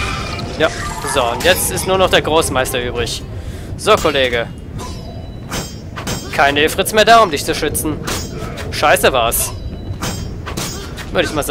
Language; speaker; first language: German; native; German